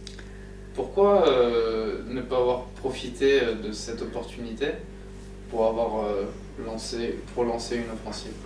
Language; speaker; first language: French; native; French